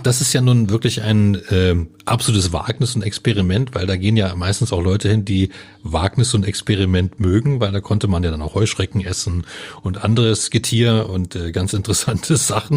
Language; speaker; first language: German; native; German